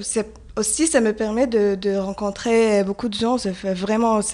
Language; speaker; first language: French; non-native, learner; Arabic